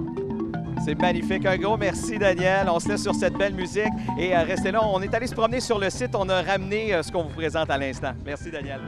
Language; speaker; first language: French; native; French